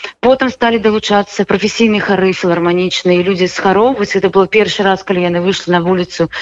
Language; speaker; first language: Belarusian; non-native, local second language; Russian